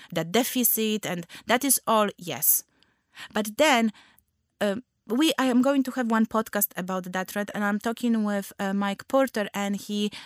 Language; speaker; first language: English; non-native, fluent; Polish